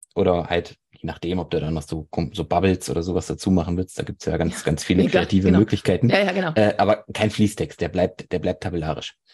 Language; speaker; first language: German; native; German